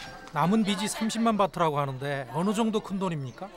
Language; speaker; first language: Korean; native; Korean